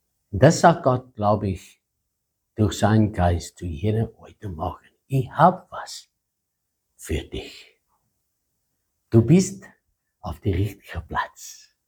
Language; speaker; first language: German; non-native, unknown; Afrikaans